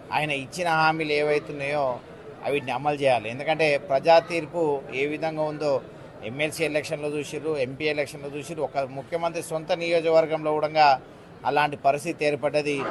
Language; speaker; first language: Telugu; native; Telugu